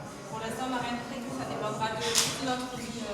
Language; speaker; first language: French; native; French